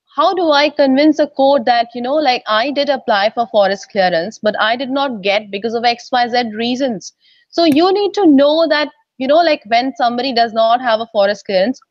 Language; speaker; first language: English; non-native, local second language; Odia